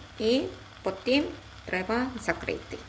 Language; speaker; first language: Ukrainian; non-native, learner; Korean